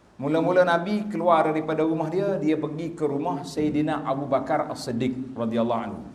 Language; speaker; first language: Malay; native; Malay